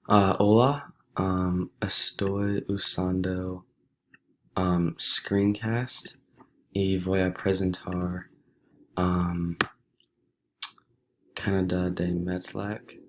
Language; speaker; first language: Spanish; non-native, learner; English